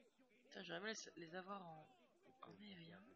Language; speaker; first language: French; native; French